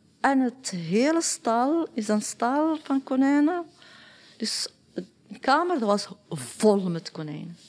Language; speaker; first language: Dutch; non-native, learner; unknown